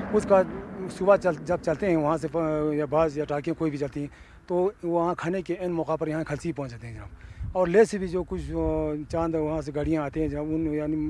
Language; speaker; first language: Urdu; non-native, local second language; Ladakhi